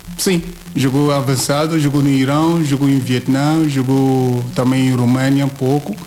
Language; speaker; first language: Portuguese; non-native, learner; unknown